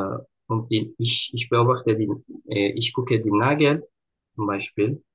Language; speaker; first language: German; non-native, learner; Turkish